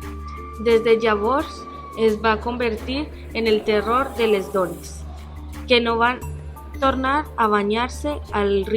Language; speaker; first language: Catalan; non-native, learner; Spanish